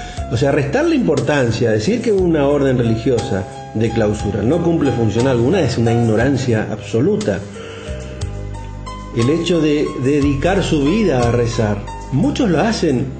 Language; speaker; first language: Spanish; native; Spanish